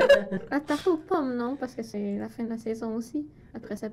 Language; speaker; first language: French; native; French